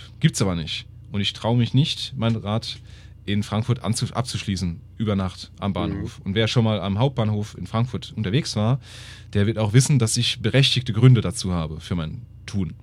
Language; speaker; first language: German; native; German